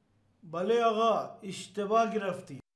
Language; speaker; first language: Persian; non-native, learner; Urdu